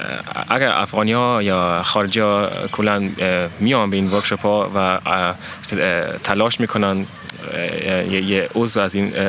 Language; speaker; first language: Persian; early bilingual, heritage; Persian